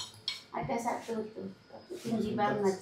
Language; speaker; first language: Indonesian; non-native, local second language; Javanese